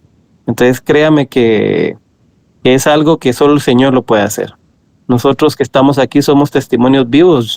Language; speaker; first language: Spanish; native; Spanish